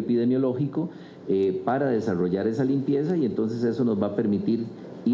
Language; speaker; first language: Spanish; native; Spanish